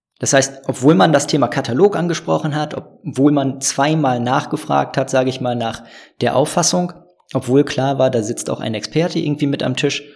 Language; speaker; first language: German; native; German